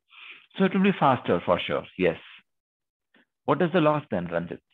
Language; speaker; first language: English; non-native, local second language; Hindi